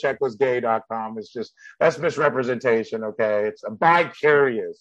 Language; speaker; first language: English; early bilingual, other home language; Spanish